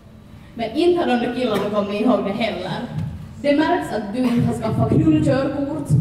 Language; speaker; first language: Swedish; native; Swedish